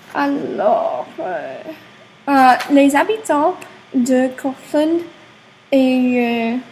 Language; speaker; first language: French; non-native, learner; English